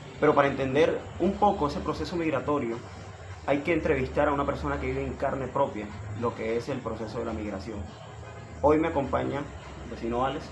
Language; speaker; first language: Spanish; native; Spanish